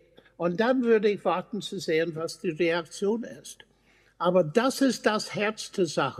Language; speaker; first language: German; non-native, fluent; English